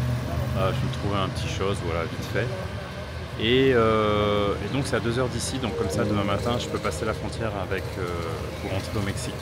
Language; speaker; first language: French; native; French